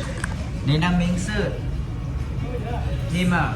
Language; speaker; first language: Chinese; non-native, learner; Shan